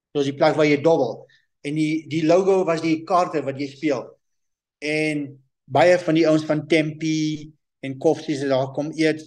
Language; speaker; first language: Afrikaans; non-native, local second language; English